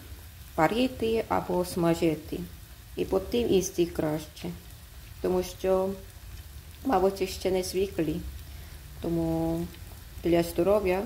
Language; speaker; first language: Ukrainian; non-native, learner; Korean